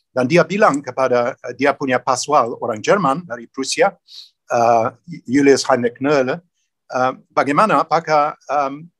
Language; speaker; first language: Indonesian; non-native, fluent; English